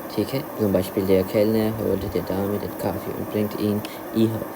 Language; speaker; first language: German; non-native, fluent; Hindi